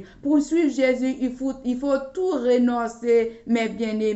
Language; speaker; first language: French; non-native, local second language; Haitian Creole